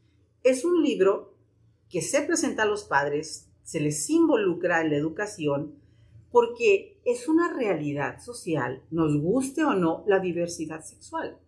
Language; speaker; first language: Spanish; native; Spanish